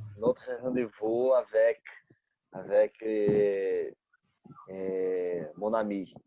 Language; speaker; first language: French; non-native, learner; Portuguese